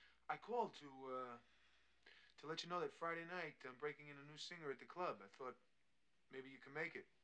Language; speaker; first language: English; native; English